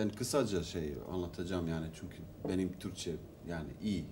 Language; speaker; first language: Turkish; non-native, learner; Serbian